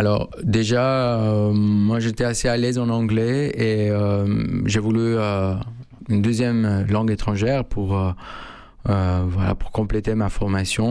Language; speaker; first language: French; non-native, fluent; Spanish